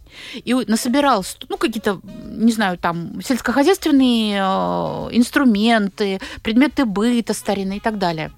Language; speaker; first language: Russian; native; Russian